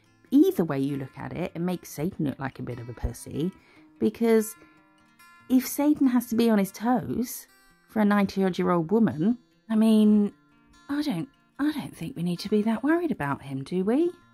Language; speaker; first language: English; native; English